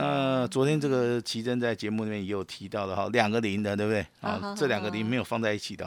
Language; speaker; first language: Chinese; native; Chinese